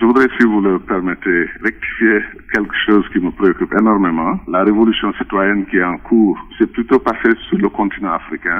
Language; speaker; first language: French; non-native, local second language; Wolof